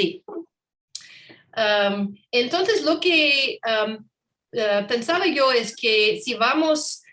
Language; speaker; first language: Spanish; non-native, learner; English